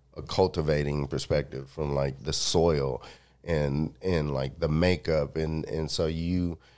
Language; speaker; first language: English; early bilingual, other home language; Spanish